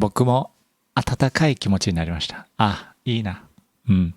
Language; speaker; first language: Japanese; native; Japanese